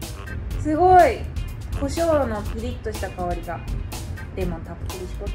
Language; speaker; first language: Japanese; native; Japanese